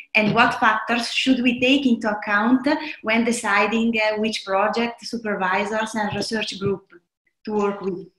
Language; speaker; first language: English; non-native, fluent; Italian